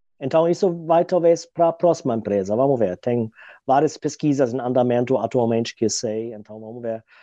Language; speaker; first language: Portuguese; non-native, fluent; German